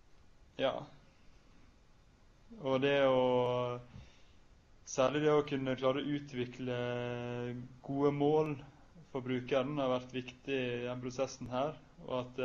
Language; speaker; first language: Norwegian; native; Norwegian